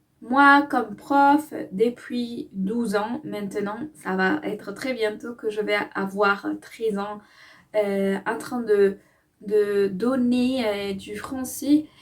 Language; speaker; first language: French; non-native, fluent; Spanish